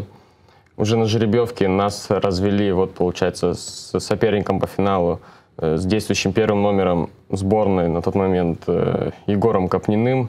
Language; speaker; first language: Russian; native; Russian